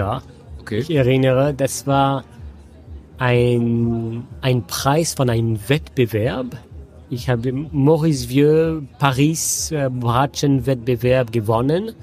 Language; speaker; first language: German; non-native, fluent; French